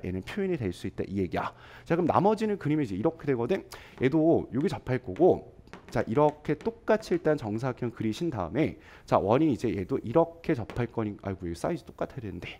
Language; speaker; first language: Korean; native; Korean